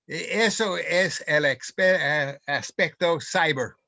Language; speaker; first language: Spanish; non-native, fluent; English